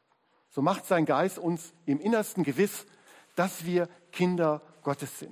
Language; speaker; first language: German; native; German